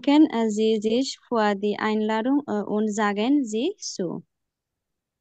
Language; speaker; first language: German; non-native, learner; Bangla